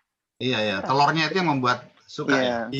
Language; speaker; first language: Indonesian; native; Indonesian